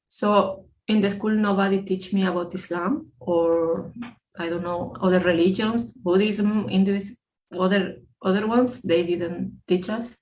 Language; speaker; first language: English; non-native, fluent; Spanish